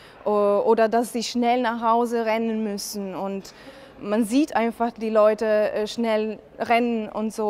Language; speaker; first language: German; non-native, fluent; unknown